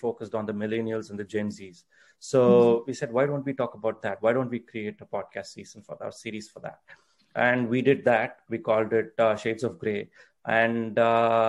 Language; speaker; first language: English; non-native, local second language; Tamil